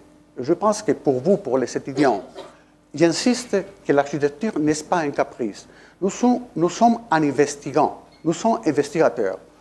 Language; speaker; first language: French; non-native, fluent; Spanish